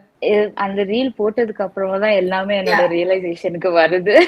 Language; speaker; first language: Tamil; non-native, local second language; Telugu